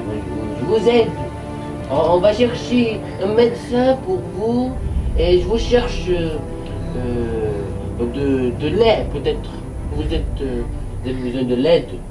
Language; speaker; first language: French; non-native, learner; English